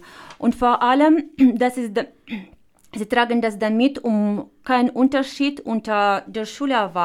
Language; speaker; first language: German; non-native, fluent; Russian